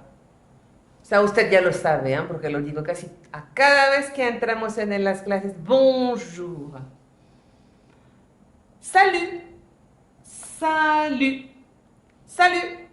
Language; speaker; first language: Spanish; non-native, fluent; French